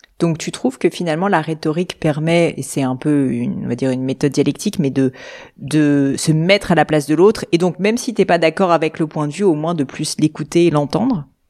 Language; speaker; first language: French; native; French